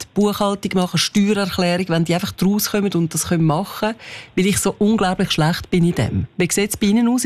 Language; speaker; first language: German; native; German